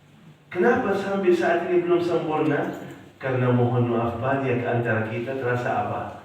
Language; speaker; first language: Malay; non-native, fluent; Arabic